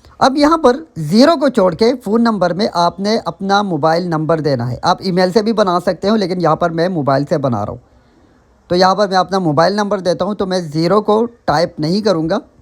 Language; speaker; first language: Urdu; non-native, local second language; Pashto